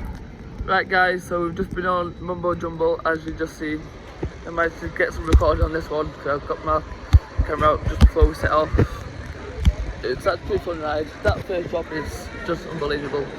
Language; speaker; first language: English; native; English